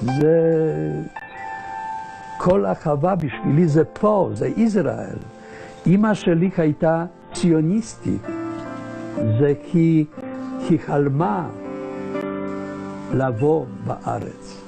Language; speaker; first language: Hebrew; non-native, learner; Polish